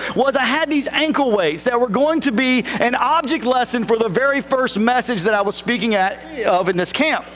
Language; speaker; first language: English; native; English